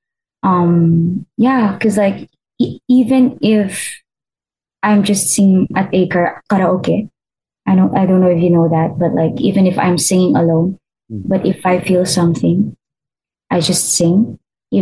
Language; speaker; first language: English; non-native, local second language; Filipino